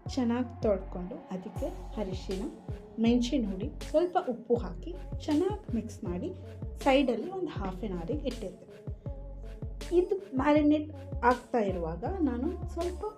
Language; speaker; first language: Kannada; non-native, local second language; Kodava